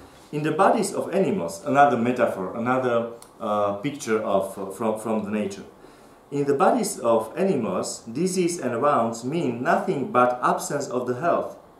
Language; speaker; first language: English; non-native, fluent; Slovak